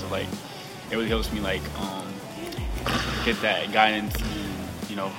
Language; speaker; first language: English; native; English